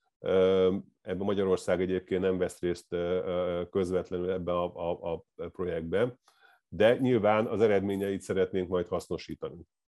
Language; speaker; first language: Hungarian; native; Hungarian